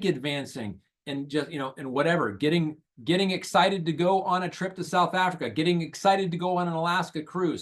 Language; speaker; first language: English; native; English